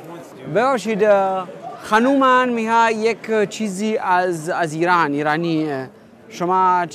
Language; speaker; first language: Persian; non-native, learner; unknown